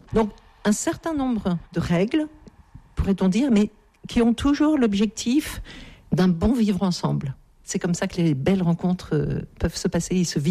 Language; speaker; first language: French; native; French